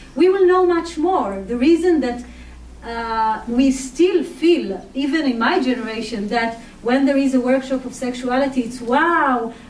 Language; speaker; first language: English; non-native, fluent; Hebrew